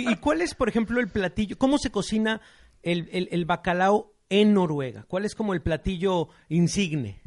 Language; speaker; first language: Spanish; native; Spanish